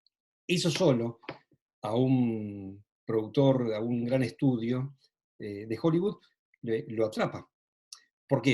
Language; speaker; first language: Spanish; native; Spanish